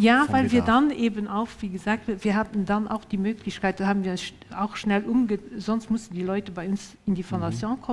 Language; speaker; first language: German; non-native, local second language; Luxembourgish